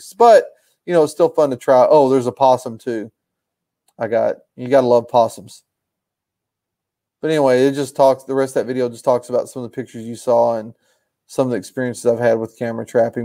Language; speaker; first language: English; native; English